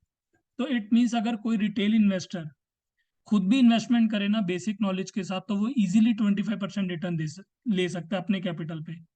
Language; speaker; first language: Hindi; native; Hindi